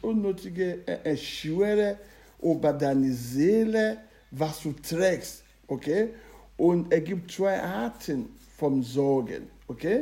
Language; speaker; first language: German; non-native, learner; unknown